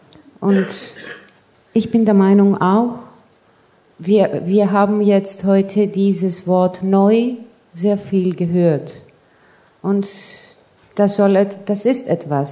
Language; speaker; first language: German; non-native, fluent; Greek